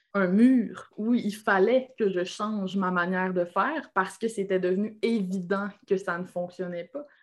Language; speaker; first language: French; native; French